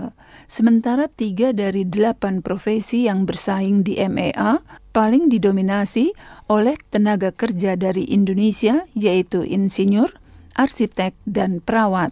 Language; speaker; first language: Indonesian; native; Indonesian